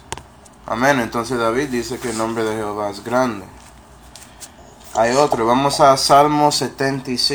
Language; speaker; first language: Spanish; non-native, fluent; English